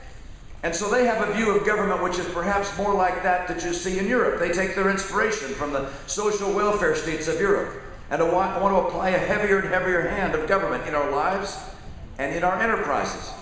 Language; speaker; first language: English; native; English